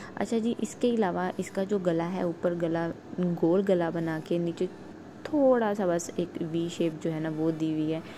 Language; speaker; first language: Urdu; native; Urdu